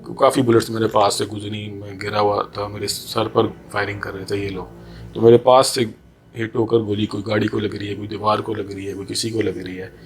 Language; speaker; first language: Urdu; non-native, local second language; Punjabi